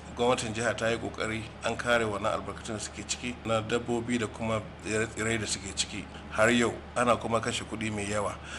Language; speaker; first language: Hausa; native; Hausa